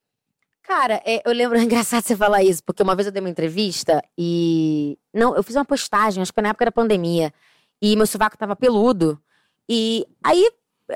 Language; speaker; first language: Portuguese; native; Portuguese